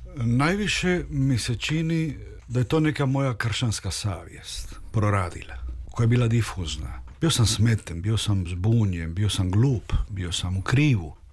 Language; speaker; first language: Serbian; early bilingual, heritage; Croatian